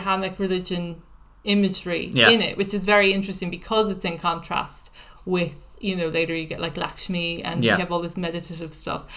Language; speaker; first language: English; native; English